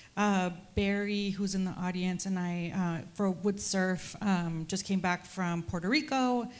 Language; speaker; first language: English; early bilingual, other home language; Spanish